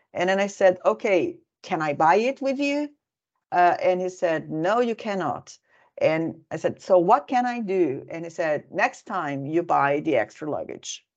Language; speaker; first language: English; non-native, fluent; Portuguese